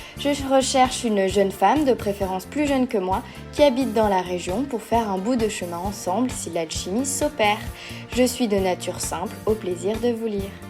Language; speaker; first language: French; native; French